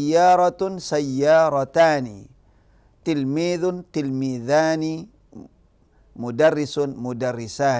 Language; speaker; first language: Arabic; non-native, fluent; Indonesian